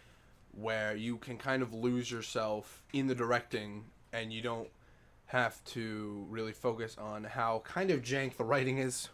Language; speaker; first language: English; native; English